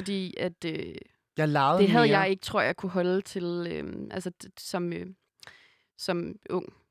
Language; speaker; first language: Danish; native; Danish